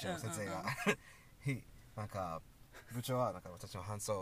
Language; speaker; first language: Japanese; non-native, learner; English